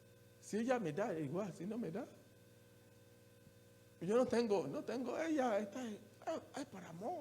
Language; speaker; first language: Spanish; non-native, learner; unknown